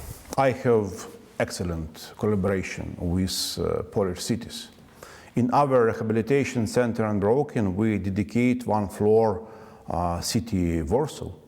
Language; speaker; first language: English; non-native, learner; Ukrainian